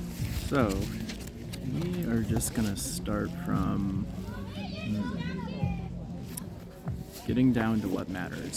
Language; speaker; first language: English; native; English